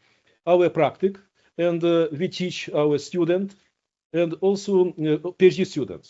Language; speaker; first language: English; non-native, learner; Ukrainian